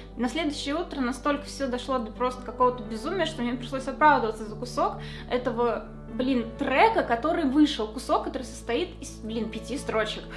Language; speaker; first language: Russian; native; Russian